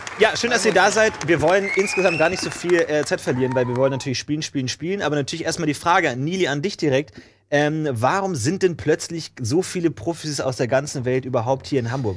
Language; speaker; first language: German; native; German